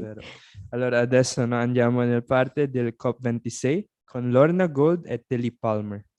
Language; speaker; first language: Italian; non-native, fluent; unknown